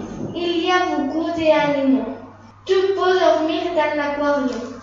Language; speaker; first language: French; non-native, learner; Spanish